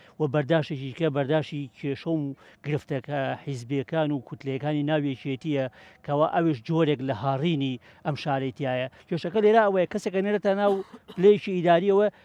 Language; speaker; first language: Central Kurdish; native; Central Kurdish